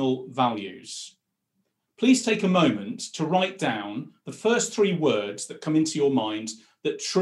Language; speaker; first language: English; native; English